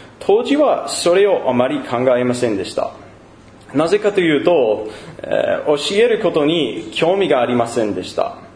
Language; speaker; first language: Japanese; non-native, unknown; English